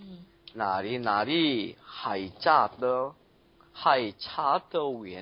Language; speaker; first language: Chinese; non-native, learner; Korean